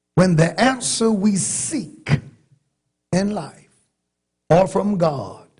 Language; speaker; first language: English; native; English